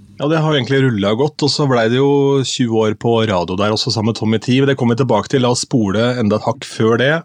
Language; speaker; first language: Norwegian; native; Norwegian